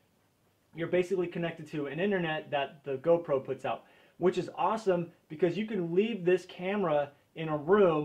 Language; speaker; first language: English; native; English